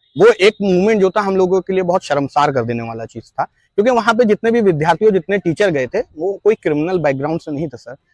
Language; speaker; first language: Hindi; native; Hindi